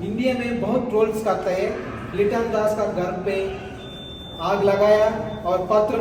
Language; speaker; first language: Hindi; non-native, local second language; Telugu